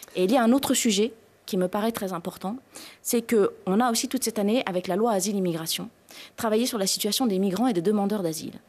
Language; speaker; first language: French; native; French